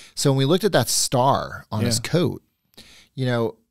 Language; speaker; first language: English; native; English